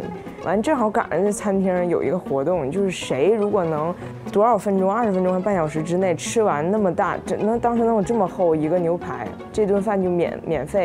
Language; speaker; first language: Chinese; native; Chinese